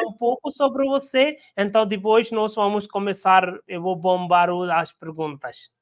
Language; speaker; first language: Portuguese; non-native, learner; Hindi